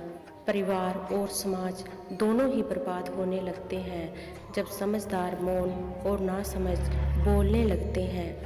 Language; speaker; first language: Hindi; native; Hindi